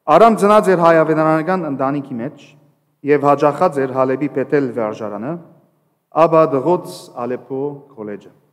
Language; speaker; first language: Armenian; early bilingual, heritage; Armenian